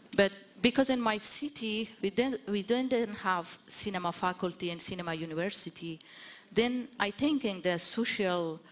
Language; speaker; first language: English; non-native, learner; Persian